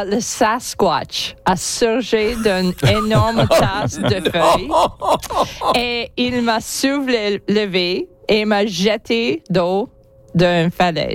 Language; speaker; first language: French; non-native, learner; English